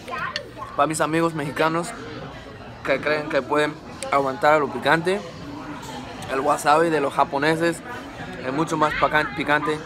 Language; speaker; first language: Spanish; non-native, fluent; English